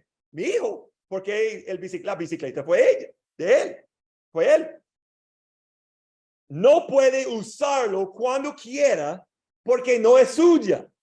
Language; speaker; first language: Spanish; non-native, learner; English